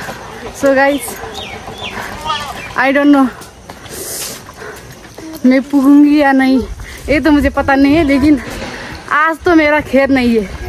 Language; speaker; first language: Nepali; native; Nepali